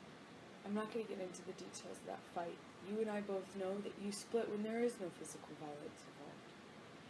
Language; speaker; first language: English; native; English